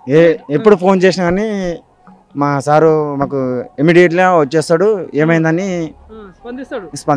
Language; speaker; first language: Telugu; native; Telugu